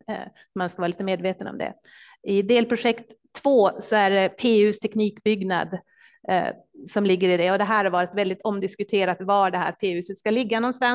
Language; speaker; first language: Swedish; native; Swedish